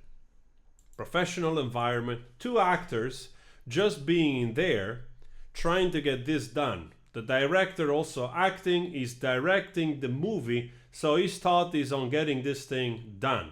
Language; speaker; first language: English; non-native, fluent; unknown